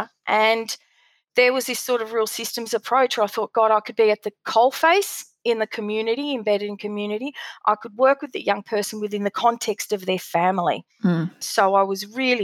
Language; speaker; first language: English; early bilingual, other home language; Greek